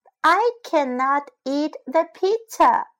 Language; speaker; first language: English; non-native, fluent; Chinese